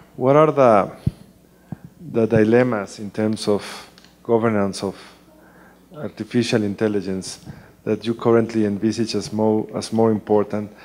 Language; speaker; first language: English; non-native, fluent; Spanish